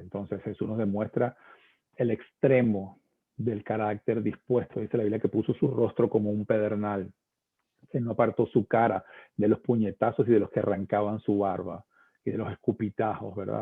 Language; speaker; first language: Spanish; native; Spanish